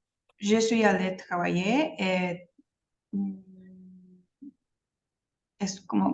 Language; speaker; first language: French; non-native, learner; Spanish